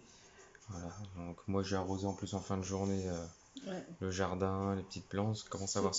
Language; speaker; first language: French; native; French